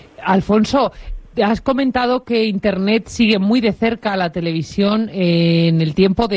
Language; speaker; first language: Spanish; native; Spanish